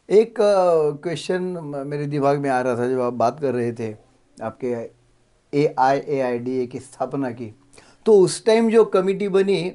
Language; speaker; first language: Hindi; non-native, local second language; Marathi